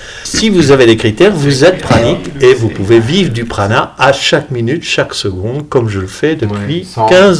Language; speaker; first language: French; native; French